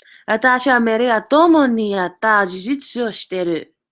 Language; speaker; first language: Japanese; non-native, fluent; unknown